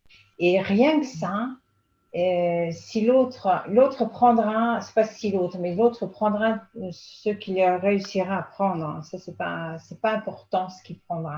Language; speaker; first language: French; native; French